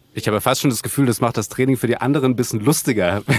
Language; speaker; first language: German; native; German